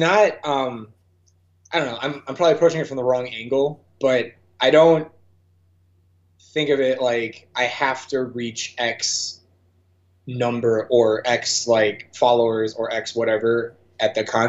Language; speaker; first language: English; native; English